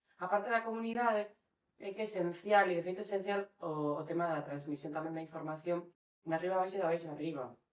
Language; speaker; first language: Galician; non-native, local second language; Spanish